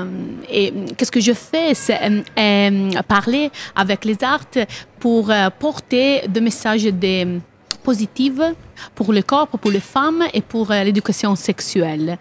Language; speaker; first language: French; non-native, learner; Italian